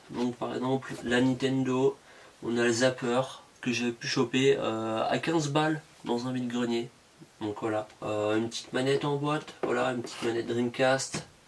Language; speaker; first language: French; native; French